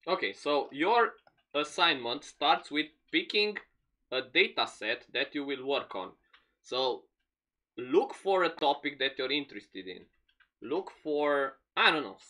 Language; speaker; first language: English; non-native, fluent; Romanian